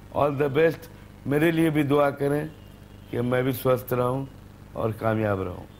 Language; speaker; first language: Hindi; non-native, local second language; Urdu